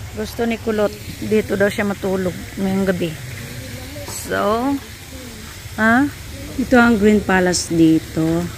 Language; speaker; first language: Filipino; non-native, local second language; Cebuano